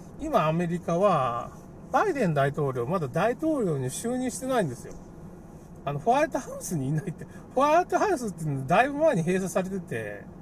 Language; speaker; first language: Japanese; native; Japanese